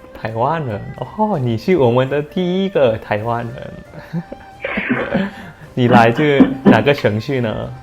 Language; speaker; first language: Chinese; non-native, fluent; Thai